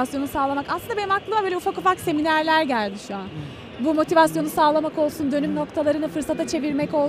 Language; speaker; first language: Turkish; native; Turkish